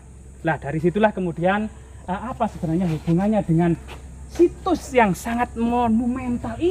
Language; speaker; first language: Indonesian; native; Indonesian